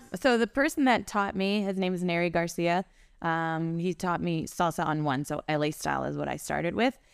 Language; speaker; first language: English; early bilingual, other home language; German